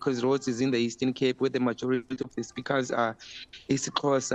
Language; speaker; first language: English; non-native, local second language; Xhosa